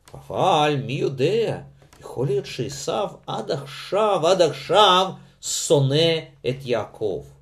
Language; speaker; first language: Hebrew; non-native, fluent; Russian